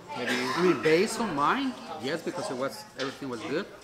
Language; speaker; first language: English; native; English